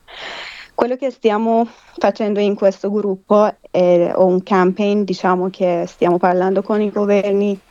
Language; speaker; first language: Italian; non-native, fluent; Persian